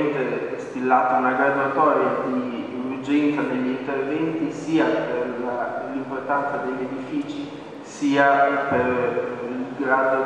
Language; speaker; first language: Italian; native; Italian